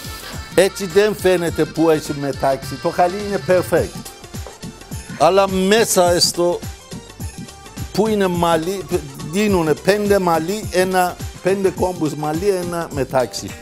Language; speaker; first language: Greek; non-native, fluent; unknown